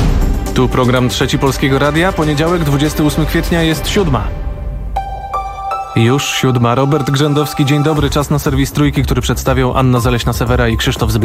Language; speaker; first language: Polish; native; Polish